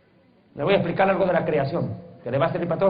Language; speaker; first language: Spanish; native; Spanish